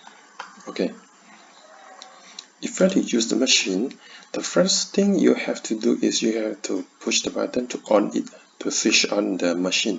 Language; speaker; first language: English; non-native, learner; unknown